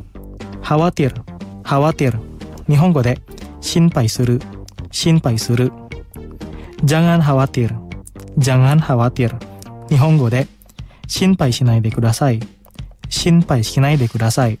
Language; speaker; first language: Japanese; non-native, fluent; Indonesian